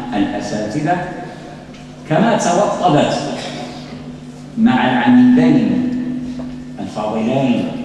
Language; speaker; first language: Arabic; native; Arabic